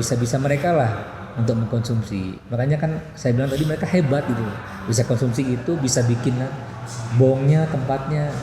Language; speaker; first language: Indonesian; non-native, local second language; Banjar